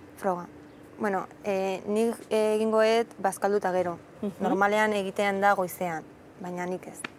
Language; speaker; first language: Basque; non-native, local second language; Spanish